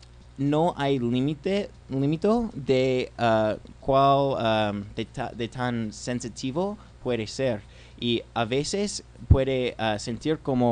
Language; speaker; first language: Spanish; non-native, learner; English